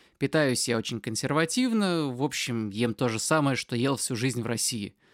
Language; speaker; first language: Russian; native; Russian